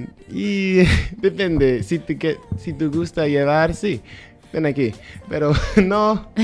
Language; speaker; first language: Spanish; non-native, learner; English